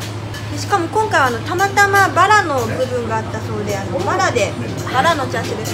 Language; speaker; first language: Japanese; native; Japanese